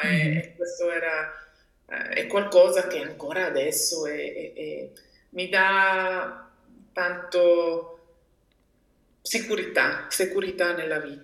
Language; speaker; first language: Italian; non-native, local second language; German